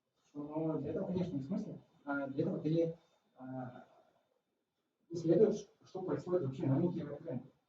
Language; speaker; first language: Russian; native; Russian